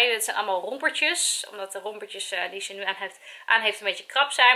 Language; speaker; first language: Dutch; native; Dutch